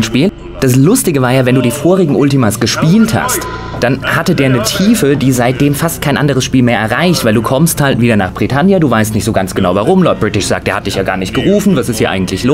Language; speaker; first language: German; native; German